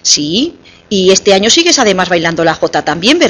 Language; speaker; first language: Spanish; native; Spanish